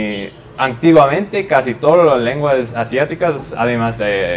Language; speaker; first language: Spanish; non-native, fluent; English